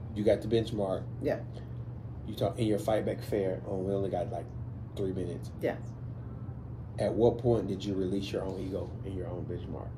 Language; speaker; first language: English; native; English